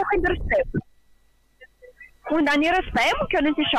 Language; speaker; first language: German; non-native, learner; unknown